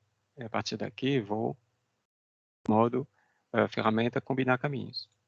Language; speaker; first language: Portuguese; non-native, fluent; French